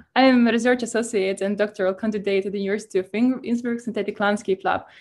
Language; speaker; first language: English; non-native, fluent; Russian